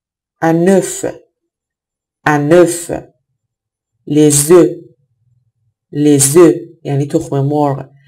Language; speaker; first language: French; non-native, fluent; Persian